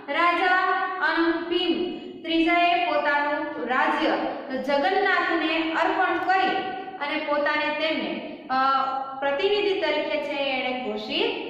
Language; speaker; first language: Gujarati; native; Gujarati